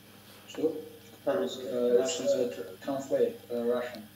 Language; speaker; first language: Russian; non-native, fluent; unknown